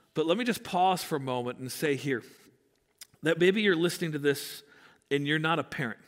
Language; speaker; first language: English; native; English